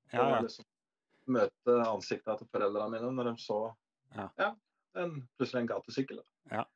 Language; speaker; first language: Norwegian; native; Norwegian